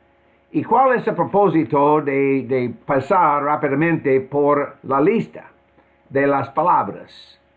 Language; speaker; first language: Spanish; non-native, fluent; English